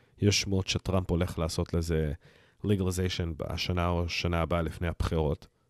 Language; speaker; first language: Hebrew; native; Hebrew